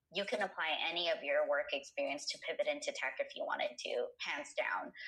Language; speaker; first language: English; native; English